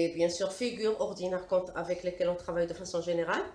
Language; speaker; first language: French; non-native, local second language; Arabic